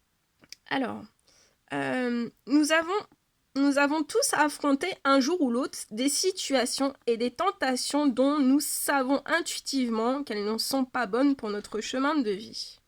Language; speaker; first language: French; native; French